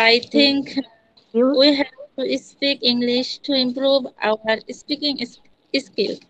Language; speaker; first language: English; non-native, learner; Bangla